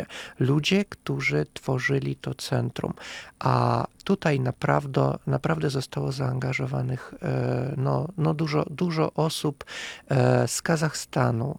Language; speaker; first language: Polish; non-native, fluent; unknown